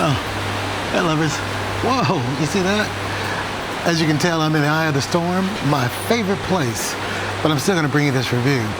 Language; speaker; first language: English; native; English